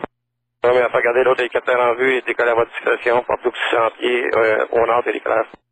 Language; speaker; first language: French; native; French